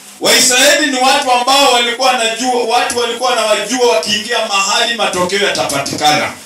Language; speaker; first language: Swahili; non-native, local second language; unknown